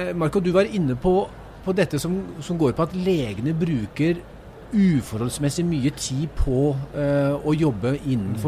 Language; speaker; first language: Norwegian; native; Norwegian